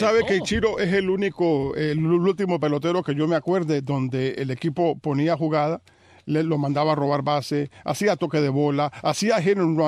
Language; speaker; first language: Spanish; native; Spanish